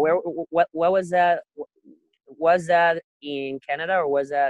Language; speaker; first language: English; non-native, fluent; Spanish